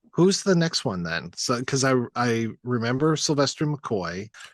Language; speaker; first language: English; native; English